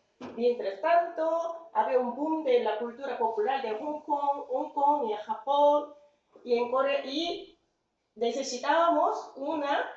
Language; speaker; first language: Spanish; non-native, fluent; Korean